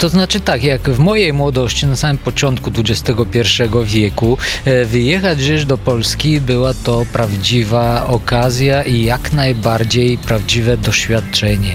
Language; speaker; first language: Polish; non-native, fluent; Bulgarian